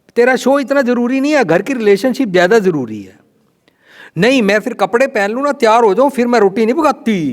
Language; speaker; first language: Hindi; non-native, local second language; Punjabi